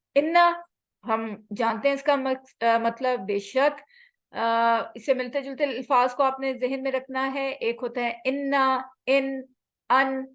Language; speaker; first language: Urdu; native; Urdu